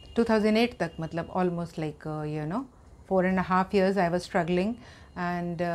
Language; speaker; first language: Hindi; native; Hindi